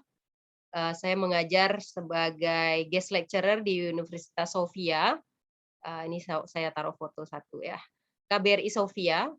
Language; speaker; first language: Indonesian; native; Indonesian